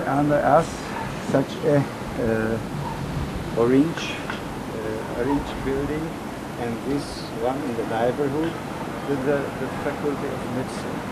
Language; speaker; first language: English; non-native, fluent; Czech